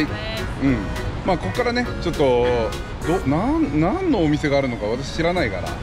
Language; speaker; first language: Japanese; native; Japanese